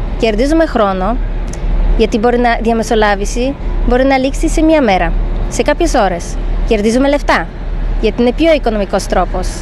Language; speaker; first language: Greek; non-native, fluent; Polish